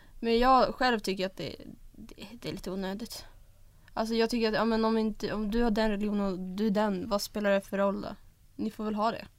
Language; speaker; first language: Swedish; native; Swedish